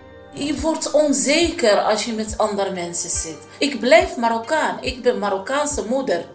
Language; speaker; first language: Dutch; non-native, learner; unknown